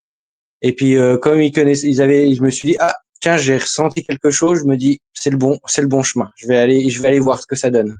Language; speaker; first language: French; native; French